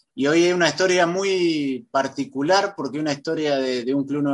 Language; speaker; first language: Spanish; native; Spanish